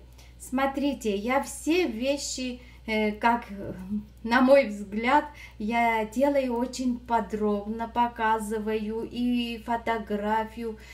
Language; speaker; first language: Russian; non-native, fluent; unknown